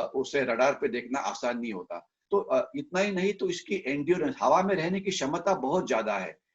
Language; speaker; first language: Hindi; non-native, local second language; Marathi